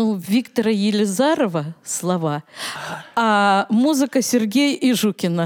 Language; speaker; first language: Russian; native; Russian